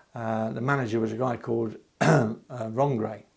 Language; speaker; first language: English; native; English